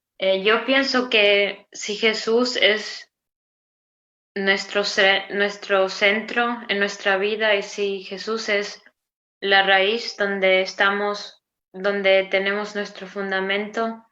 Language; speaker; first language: Spanish; non-native, learner; Romanian